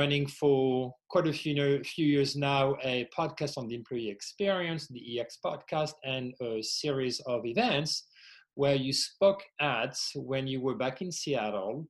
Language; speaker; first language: English; non-native, fluent; French